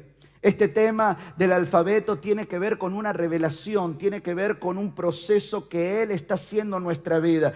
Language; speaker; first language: Spanish; native; Spanish